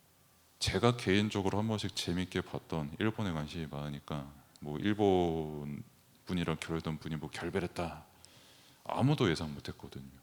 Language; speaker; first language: Korean; native; Korean